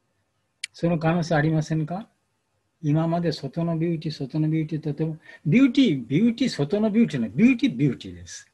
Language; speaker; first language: Japanese; non-native, learner; Bangla